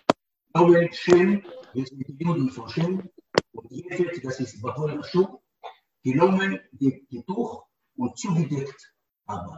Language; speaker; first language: German; non-native, learner; Hebrew